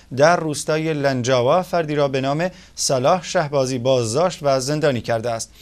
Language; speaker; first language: Persian; non-native, local second language; Central Kurdish